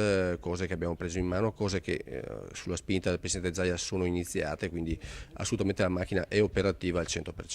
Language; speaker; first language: Italian; native; Italian